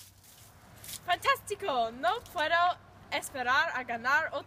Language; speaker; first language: Spanish; non-native, learner; English